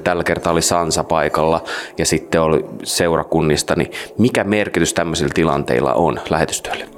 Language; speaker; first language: Finnish; native; Finnish